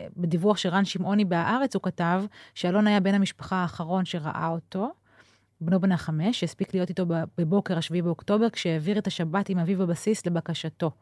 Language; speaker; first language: Hebrew; native; Hebrew